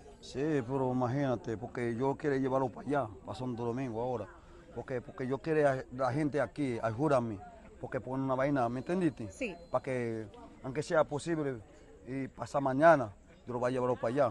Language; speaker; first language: Spanish; non-native, fluent; Haitian Creole